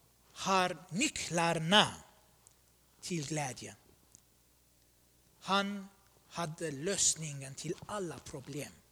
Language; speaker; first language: Swedish; non-native, fluent; Armenian